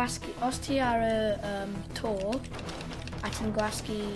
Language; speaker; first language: Welsh; non-native, local second language; English